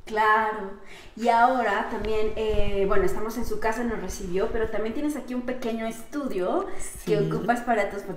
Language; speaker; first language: Spanish; native; Spanish